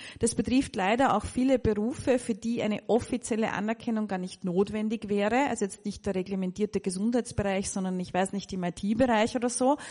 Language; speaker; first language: German; native; German